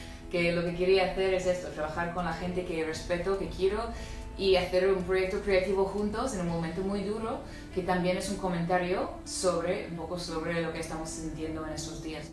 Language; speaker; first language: Spanish; non-native, fluent; English